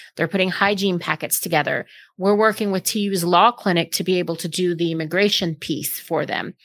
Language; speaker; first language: English; native; English